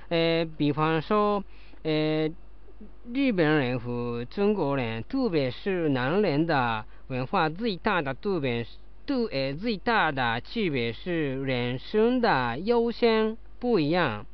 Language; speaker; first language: Chinese; non-native, learner; Japanese